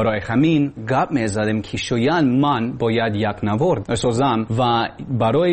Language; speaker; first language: Persian; non-native, learner; English